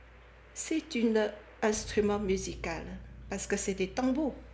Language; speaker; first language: French; non-native, fluent; Chinese